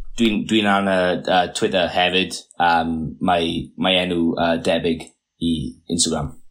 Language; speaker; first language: Welsh; non-native, local second language; English